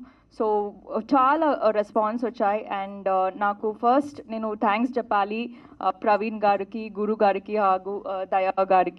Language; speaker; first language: Telugu; non-native, learner; Kannada